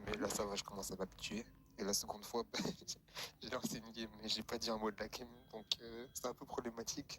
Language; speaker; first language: French; native; French